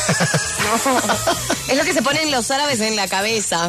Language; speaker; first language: Spanish; native; Spanish